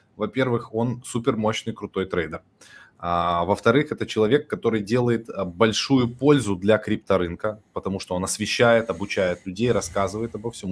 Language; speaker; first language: Russian; native; Russian